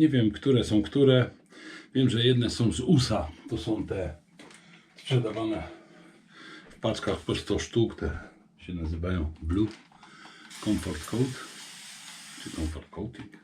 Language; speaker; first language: Polish; native; Polish